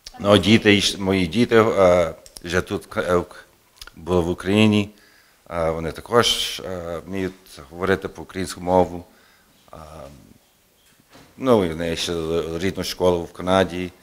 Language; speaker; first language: Ukrainian; early bilingual, heritage; Ukrainian